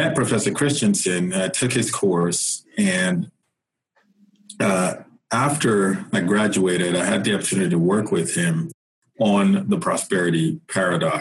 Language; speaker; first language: English; non-native, local second language; Yoruba